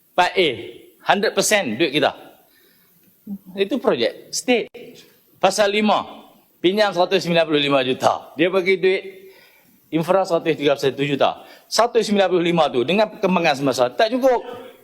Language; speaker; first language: Malay; native; Malay